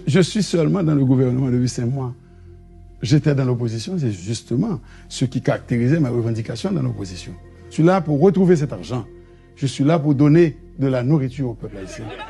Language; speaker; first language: French; native; French